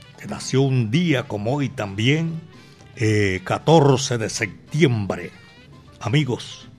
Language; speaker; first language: Spanish; native; Spanish